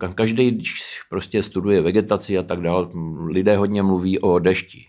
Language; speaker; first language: Czech; early bilingual, heritage; Czech